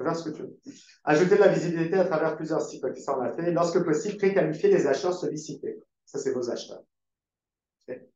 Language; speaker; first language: French; native; French